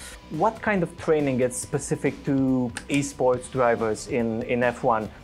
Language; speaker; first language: English; non-native, fluent; Romanian